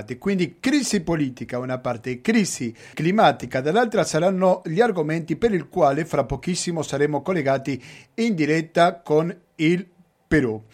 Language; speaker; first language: Italian; non-native, fluent; Spanish